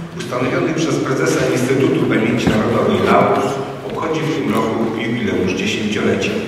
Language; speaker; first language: Polish; native; Polish